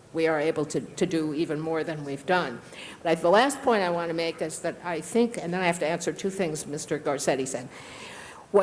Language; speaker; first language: English; native; English